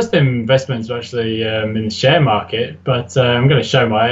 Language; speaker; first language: English; native; English